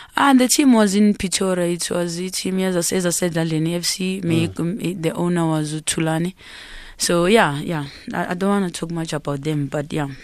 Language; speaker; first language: English; non-native, local second language; Zulu